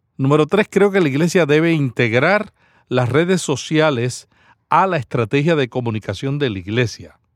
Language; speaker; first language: Spanish; native; Spanish